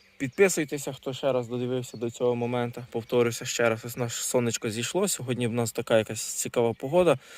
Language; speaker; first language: Ukrainian; non-native, local second language; Russian